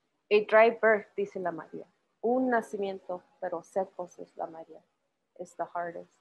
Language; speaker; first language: Spanish; early bilingual, heritage; Spanish